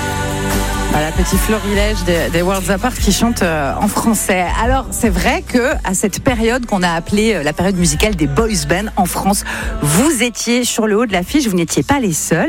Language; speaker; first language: French; native; French